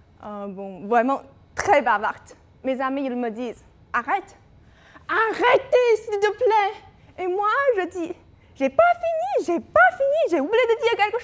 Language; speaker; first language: French; non-native, fluent; Chinese